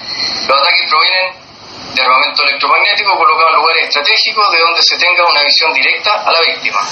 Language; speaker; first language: Spanish; native; Spanish